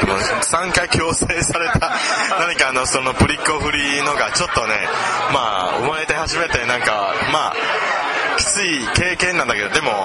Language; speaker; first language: Japanese; non-native, fluent; Chinese